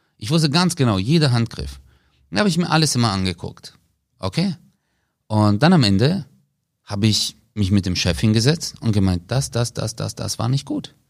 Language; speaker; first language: German; early bilingual, other home language; Turkish